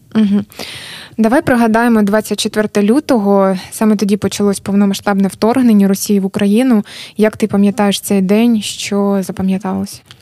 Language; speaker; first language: Ukrainian; native; Ukrainian